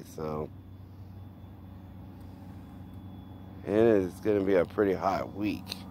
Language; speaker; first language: English; native; English